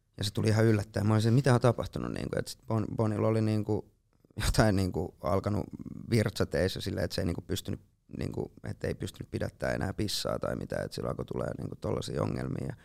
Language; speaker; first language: Finnish; native; Finnish